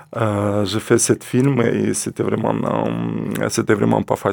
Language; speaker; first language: French; non-native, learner; Russian